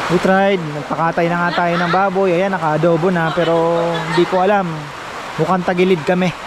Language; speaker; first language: Filipino; non-native, local second language; Pampanga